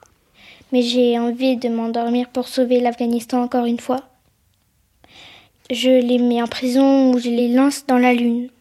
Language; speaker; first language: French; early bilingual, other home language; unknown